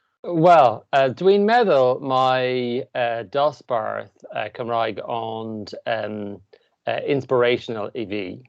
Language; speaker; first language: Welsh; non-native, learner; English